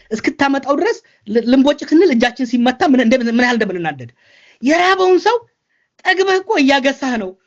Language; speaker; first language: Amharic; non-native, local second language; Oromo